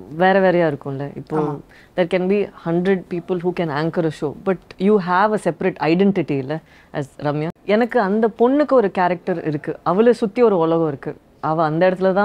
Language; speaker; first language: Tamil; non-native, local second language; Badaga